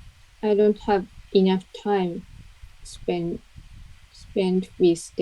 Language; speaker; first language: English; non-native, learner; Japanese